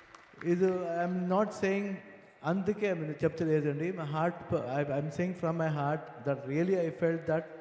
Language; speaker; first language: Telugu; non-native, learner; Kannada